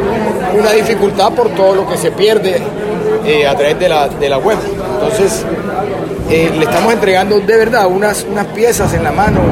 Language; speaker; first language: Spanish; native; Spanish